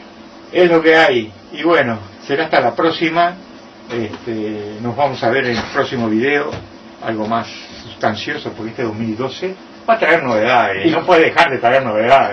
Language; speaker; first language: Spanish; native; Spanish